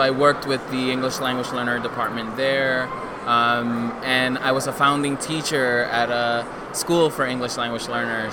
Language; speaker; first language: English; early bilingual, other home language; Spanish